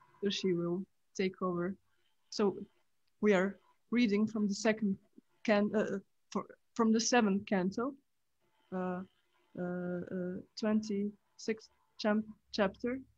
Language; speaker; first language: English; non-native, fluent; Croatian